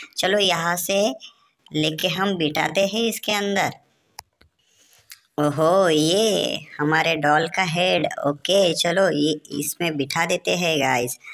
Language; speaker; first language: Hindi; native; Hindi